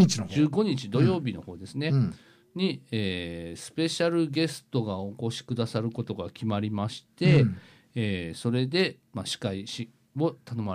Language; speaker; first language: Japanese; native; Japanese